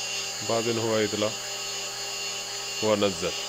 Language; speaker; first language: Arabic; non-native, learner; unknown